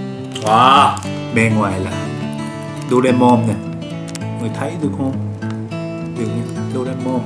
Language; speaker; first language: Vietnamese; non-native, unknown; Japanese